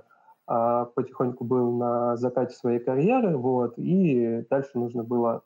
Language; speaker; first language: Russian; native; Russian